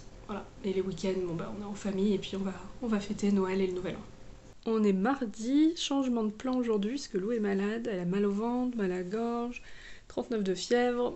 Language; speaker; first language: French; native; French